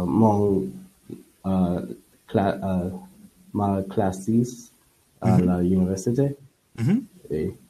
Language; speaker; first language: French; non-native, learner; English